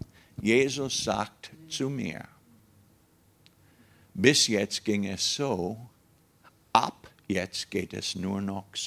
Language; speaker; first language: German; non-native, fluent; English